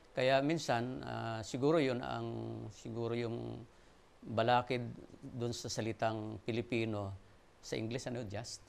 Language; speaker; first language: Filipino; non-native, local second language; Waray